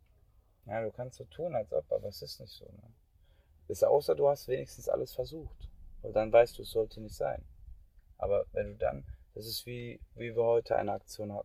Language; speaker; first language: German; native; German